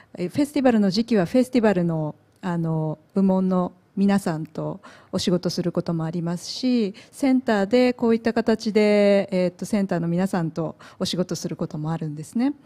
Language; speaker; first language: Japanese; native; Japanese